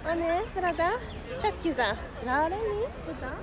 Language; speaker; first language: Turkish; non-native, learner; Japanese